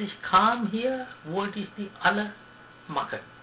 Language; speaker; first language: German; non-native, learner; Sinhala